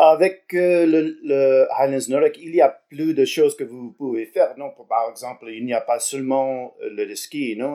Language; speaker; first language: French; non-native, learner; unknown